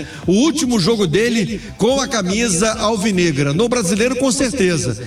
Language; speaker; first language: Portuguese; native; Portuguese